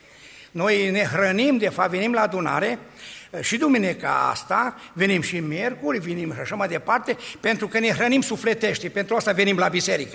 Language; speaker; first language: Romanian; native; Romanian